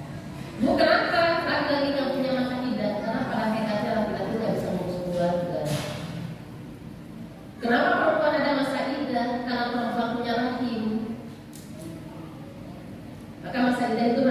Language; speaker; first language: Indonesian; native; Indonesian